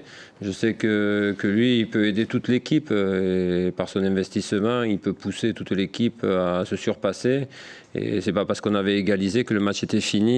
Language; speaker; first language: French; native; French